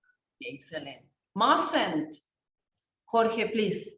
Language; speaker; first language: English; non-native, fluent; Spanish